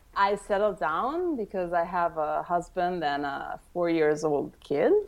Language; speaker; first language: English; early bilingual, other home language; Italian